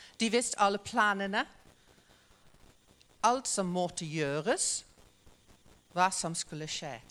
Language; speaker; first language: Norwegian; non-native, fluent; English